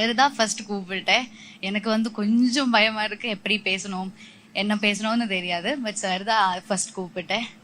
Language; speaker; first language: Tamil; non-native, learner; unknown